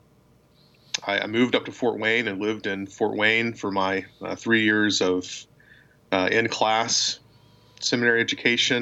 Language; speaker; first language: English; native; English